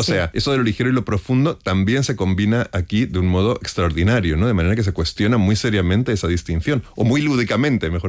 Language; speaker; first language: Spanish; native; Spanish